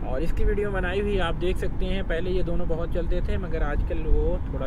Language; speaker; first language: Hindi; native; Hindi